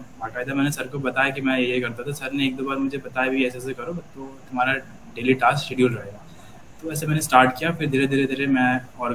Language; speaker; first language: Hindi; native; Hindi